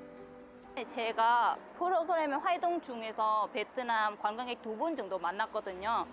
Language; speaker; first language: Korean; non-native, fluent; Vietnamese